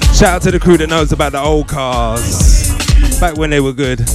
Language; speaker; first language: English; native; English